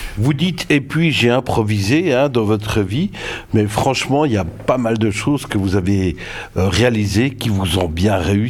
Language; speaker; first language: French; native; French